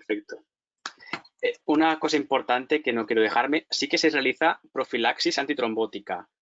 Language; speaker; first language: Spanish; native; Spanish